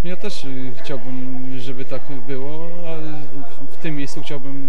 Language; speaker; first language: Polish; native; Polish